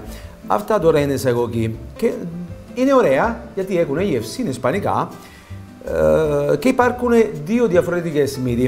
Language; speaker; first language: Greek; non-native, fluent; Italian